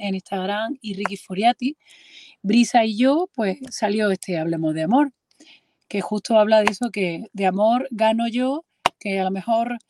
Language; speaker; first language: Spanish; native; Spanish